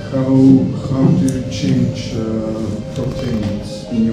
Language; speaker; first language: English; non-native, fluent; Serbian